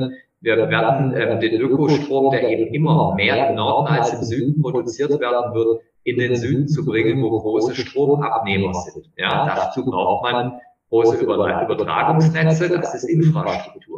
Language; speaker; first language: German; native; German